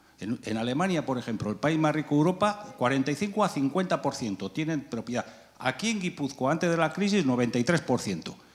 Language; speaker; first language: Spanish; native; Spanish